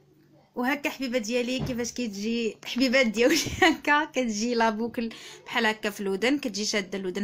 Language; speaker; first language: Arabic; native; Arabic